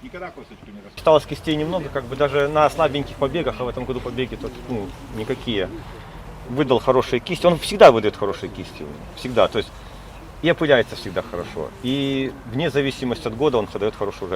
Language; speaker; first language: Russian; native; Russian